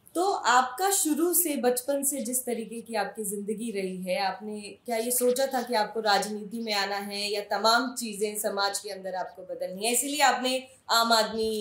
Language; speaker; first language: Hindi; native; Hindi